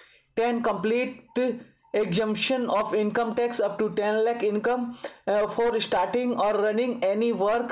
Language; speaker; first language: English; non-native, local second language; Hindi